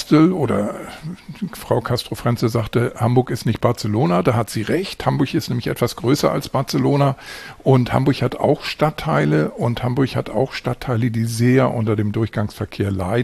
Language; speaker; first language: German; native; German